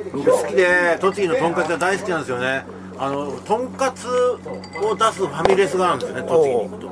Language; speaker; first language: Japanese; native; Japanese